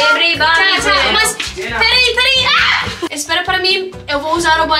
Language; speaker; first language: Portuguese; non-native, learner; English